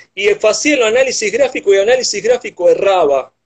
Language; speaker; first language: Portuguese; non-native, learner; Spanish